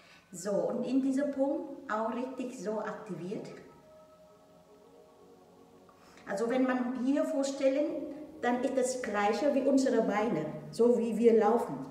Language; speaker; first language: German; non-native, learner; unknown